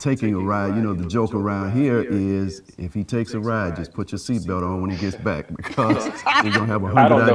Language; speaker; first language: English; native; English